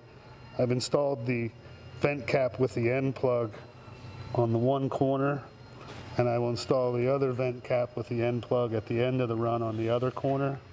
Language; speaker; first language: English; native; English